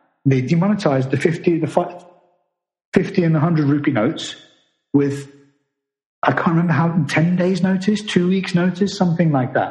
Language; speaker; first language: English; native; English